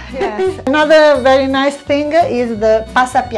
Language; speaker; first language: English; non-native, learner; Italian